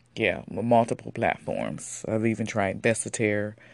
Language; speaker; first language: English; native; English